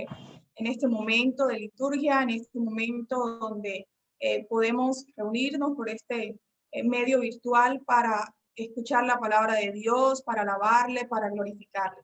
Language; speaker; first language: Spanish; native; Spanish